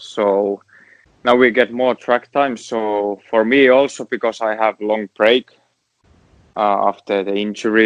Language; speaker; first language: English; non-native, learner; Finnish